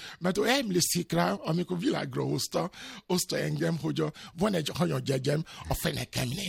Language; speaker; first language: Hungarian; non-native, learner; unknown